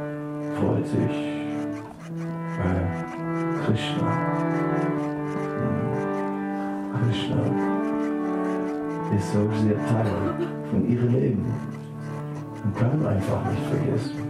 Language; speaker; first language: German; non-native, fluent; Dutch